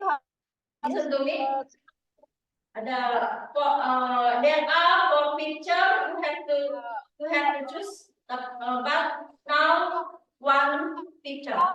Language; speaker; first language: English; non-native, learner; Indonesian